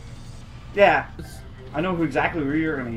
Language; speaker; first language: English; native; English